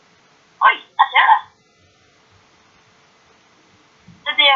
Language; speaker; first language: Norwegian; native; Norwegian